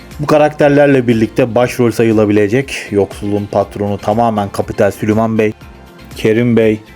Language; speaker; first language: Turkish; native; Turkish